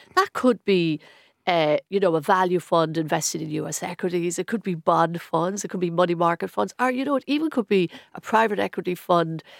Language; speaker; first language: English; native; English